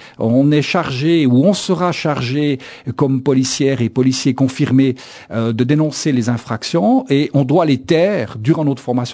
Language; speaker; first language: French; native; French